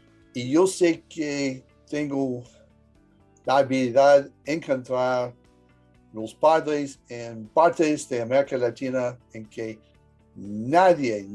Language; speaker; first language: Spanish; early bilingual, heritage; English